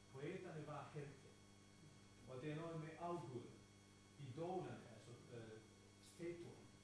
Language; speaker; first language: Danish; non-native, fluent; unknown